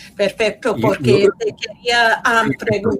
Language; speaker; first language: Spanish; early bilingual, heritage; Spanish